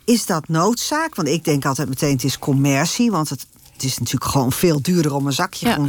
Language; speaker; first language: Dutch; native; Dutch